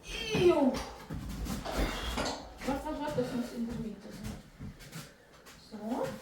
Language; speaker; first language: German; non-native, learner; Russian